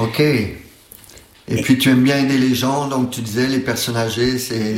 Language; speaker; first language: French; native; French